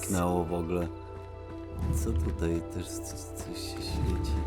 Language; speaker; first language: Polish; native; Polish